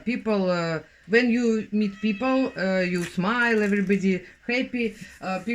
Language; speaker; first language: English; non-native, learner; Russian